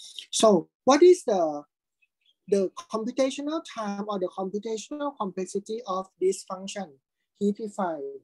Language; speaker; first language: English; non-native, fluent; Thai